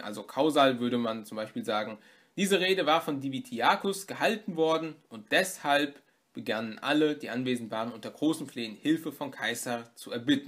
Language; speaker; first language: German; native; German